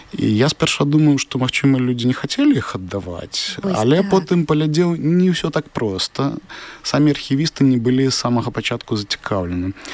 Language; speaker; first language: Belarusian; non-native, local second language; Russian